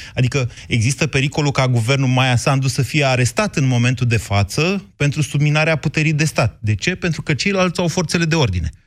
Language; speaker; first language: Romanian; native; Romanian